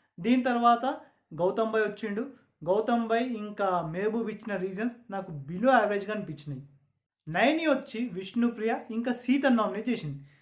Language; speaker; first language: Telugu; non-native, local second language; Urdu